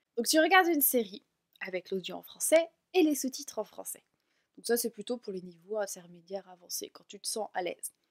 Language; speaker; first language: French; native; French